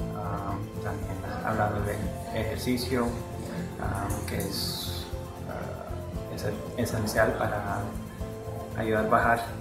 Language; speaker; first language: Spanish; early bilingual, heritage; Spanish